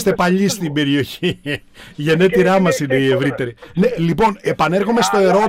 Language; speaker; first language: Greek; native; Greek